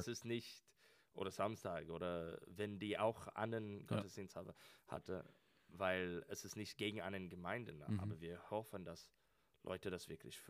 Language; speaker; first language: German; non-native, learner; English